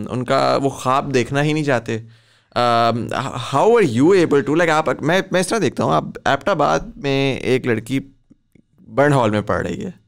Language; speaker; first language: Urdu; native; Urdu